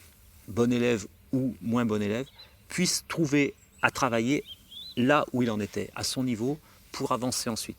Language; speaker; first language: French; native; French